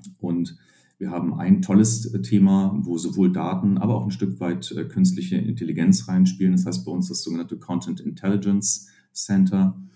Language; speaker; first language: German; native; German